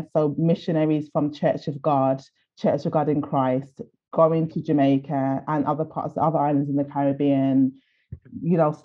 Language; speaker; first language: English; native; English